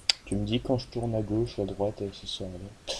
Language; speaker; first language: French; native; French